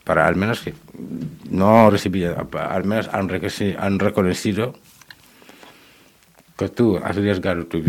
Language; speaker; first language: Spanish; non-native, learner; Wolof